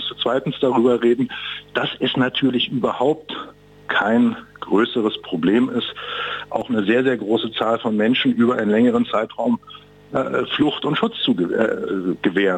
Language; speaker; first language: German; native; German